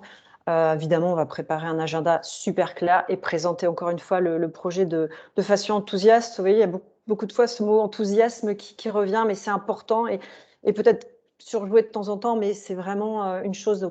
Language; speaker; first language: French; native; French